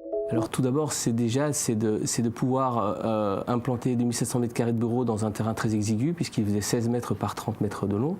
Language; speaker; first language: French; native; French